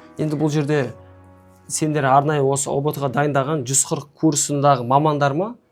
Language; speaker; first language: Kazakh; native; Kazakh